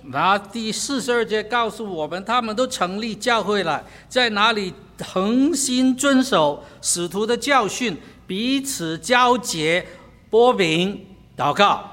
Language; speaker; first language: Chinese; native; Chinese